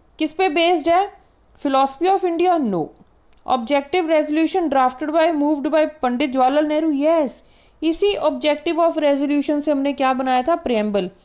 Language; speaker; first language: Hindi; non-native, local second language; Punjabi